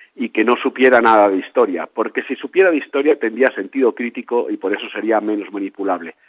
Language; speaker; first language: Spanish; native; Spanish